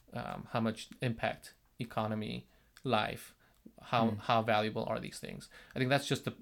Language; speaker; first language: English; non-native, fluent; Korean